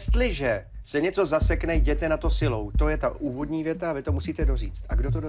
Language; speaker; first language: Czech; native; Czech